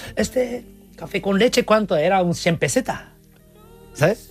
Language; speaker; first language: Spanish; non-native, learner; Japanese